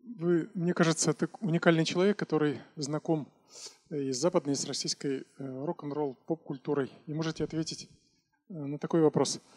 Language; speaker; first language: Russian; native; Russian